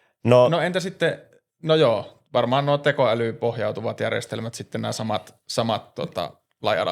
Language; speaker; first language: Finnish; native; Finnish